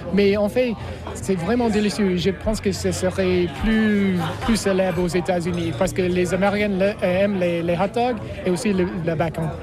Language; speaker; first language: French; non-native, learner; English